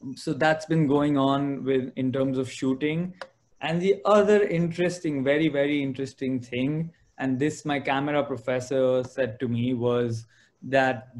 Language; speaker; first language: English; non-native, local second language; Gujarati